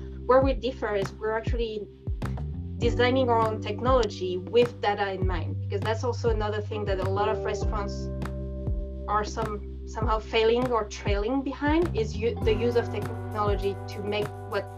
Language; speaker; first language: English; non-native, fluent; French